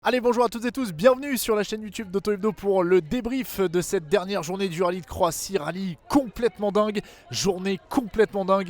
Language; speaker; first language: French; native; French